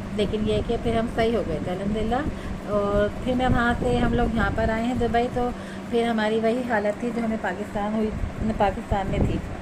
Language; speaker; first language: Urdu; native; Urdu